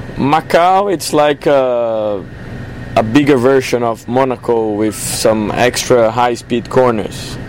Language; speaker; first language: English; non-native, fluent; Portuguese